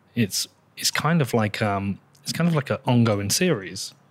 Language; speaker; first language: English; native; English